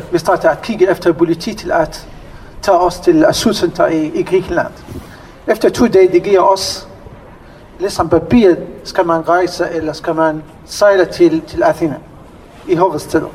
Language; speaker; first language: Danish; non-native, learner; Arabic